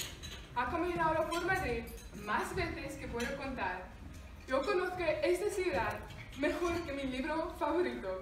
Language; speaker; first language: Spanish; non-native, learner; Afrikaans